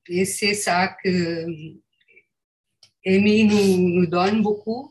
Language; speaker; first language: French; non-native, fluent; Portuguese